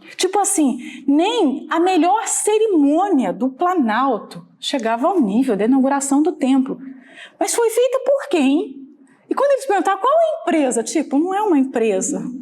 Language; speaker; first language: Portuguese; native; Portuguese